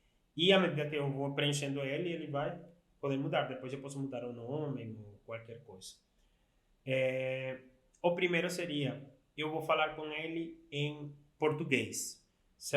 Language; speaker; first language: Portuguese; non-native, fluent; Spanish